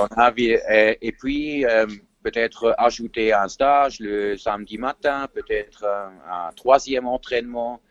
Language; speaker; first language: French; non-native, fluent; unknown